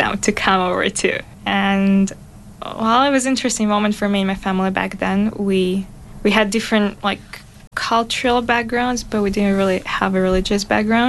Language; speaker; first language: English; non-native, fluent; Russian